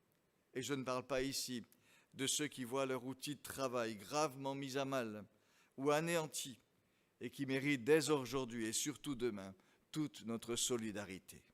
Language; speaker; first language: French; native; French